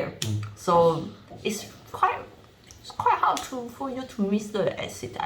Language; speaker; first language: English; non-native, fluent; Chinese